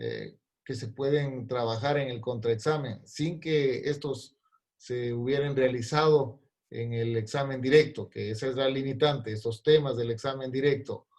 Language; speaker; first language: Spanish; native; Spanish